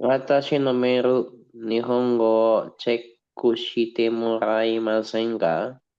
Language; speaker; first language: Japanese; non-native, learner; Indonesian